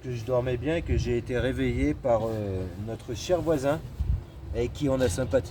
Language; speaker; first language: French; native; French